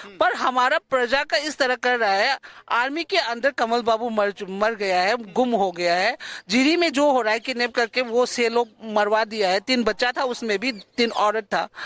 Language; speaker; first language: Hindi; non-native, local second language; Manipuri